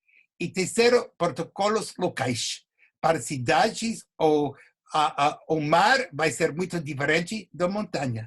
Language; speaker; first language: Portuguese; non-native, fluent; English